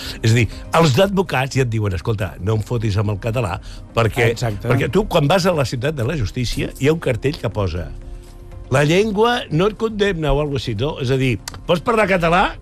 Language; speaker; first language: Catalan; native; Catalan